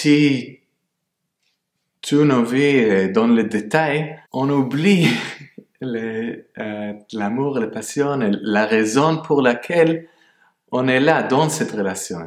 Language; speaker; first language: French; non-native, fluent; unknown